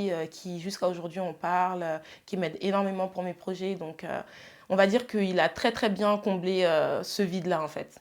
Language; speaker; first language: French; early bilingual, other home language; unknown